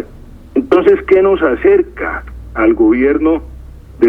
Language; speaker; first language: Spanish; native; Spanish